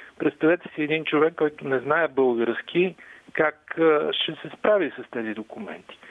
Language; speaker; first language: Bulgarian; native; Bulgarian